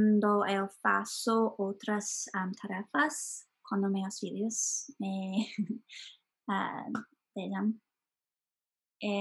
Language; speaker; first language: Italian; non-native, learner; English